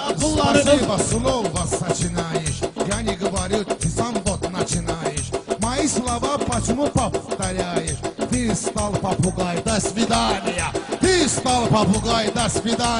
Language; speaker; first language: Russian; non-native, learner; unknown